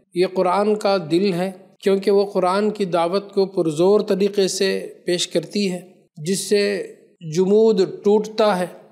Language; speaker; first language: Urdu; native; Urdu